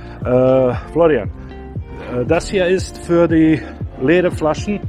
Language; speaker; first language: German; non-native, learner; Croatian